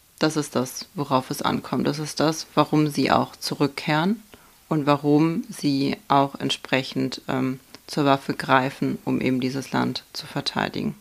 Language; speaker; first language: German; early bilingual, other home language; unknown